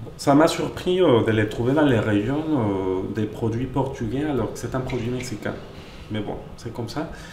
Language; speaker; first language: French; non-native, fluent; Spanish